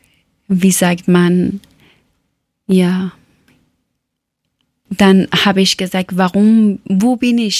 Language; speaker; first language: German; non-native, learner; Persian